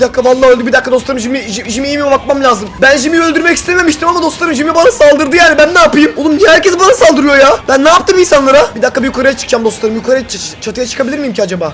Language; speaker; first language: Turkish; native; Turkish